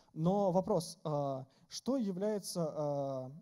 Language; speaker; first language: Russian; native; Russian